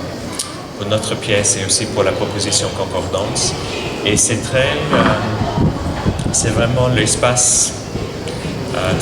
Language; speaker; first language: French; non-native, fluent; English